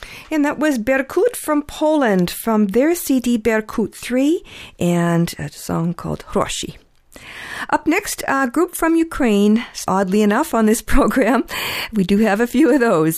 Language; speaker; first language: English; early bilingual, other home language; Ukrainian